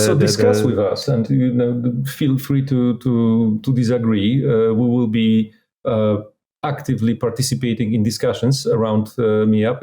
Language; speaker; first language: English; non-native, fluent; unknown